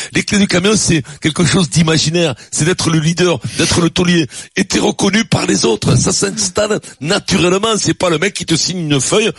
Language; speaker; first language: French; native; French